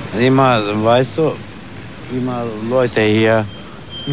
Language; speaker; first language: German; non-native, learner; Turkish